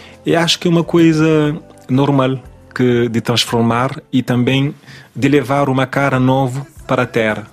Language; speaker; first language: Portuguese; non-native, learner; Kabuverdianu